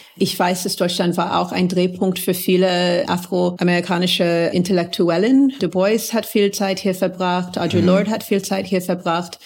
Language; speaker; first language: German; non-native, fluent; English